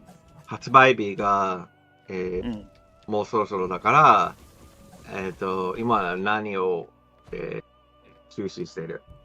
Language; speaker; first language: Japanese; non-native, fluent; English